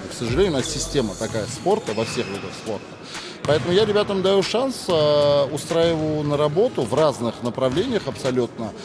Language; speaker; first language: Russian; native; Russian